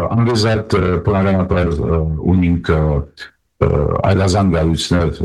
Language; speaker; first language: Armenian; early bilingual, heritage; Armenian